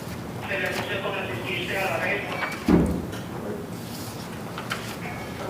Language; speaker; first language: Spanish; non-native, fluent; English